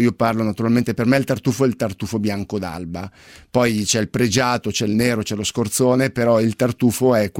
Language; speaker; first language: Italian; native; Italian